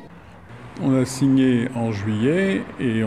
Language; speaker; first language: French; native; French